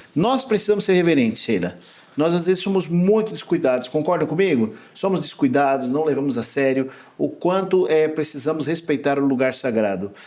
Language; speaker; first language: Portuguese; native; Portuguese